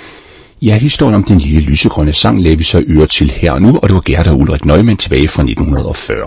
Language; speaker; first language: Danish; native; Danish